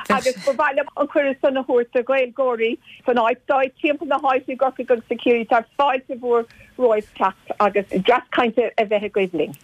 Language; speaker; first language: Irish; non-native, local second language; English